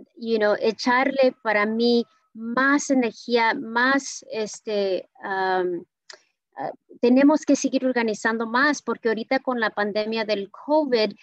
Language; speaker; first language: Spanish; early bilingual, heritage; Spanish